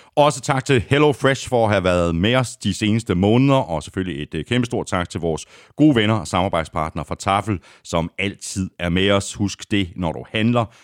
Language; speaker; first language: Danish; native; Danish